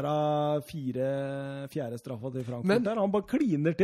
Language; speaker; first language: Norwegian; native; Norwegian